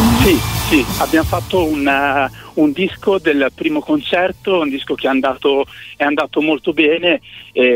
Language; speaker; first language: Italian; native; Italian